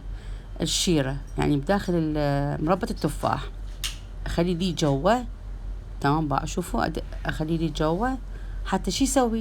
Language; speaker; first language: Arabic; native; Arabic